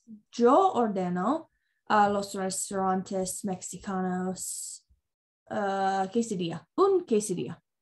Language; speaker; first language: Spanish; non-native, learner; English